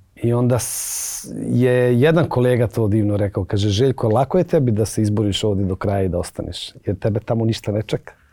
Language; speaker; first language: Bosnian; native; Bosnian